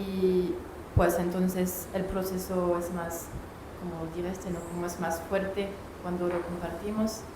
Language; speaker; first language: Spanish; non-native, learner; French